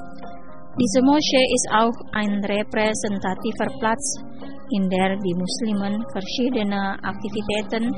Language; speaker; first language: German; non-native, fluent; Indonesian